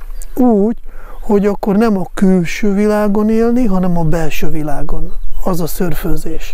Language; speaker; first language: Hungarian; non-native, fluent; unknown